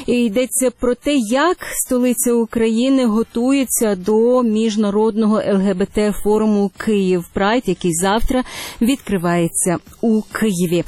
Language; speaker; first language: Ukrainian; native; Ukrainian